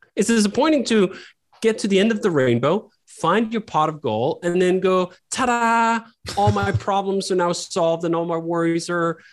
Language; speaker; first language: English; non-native, fluent; Danish